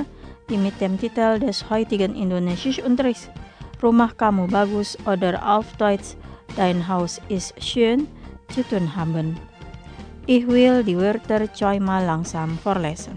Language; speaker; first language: German; non-native, fluent; Indonesian